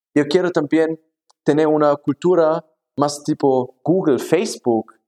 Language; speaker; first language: Spanish; non-native, fluent; German